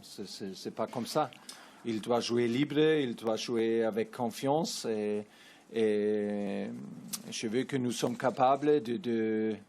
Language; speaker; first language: French; non-native, learner; German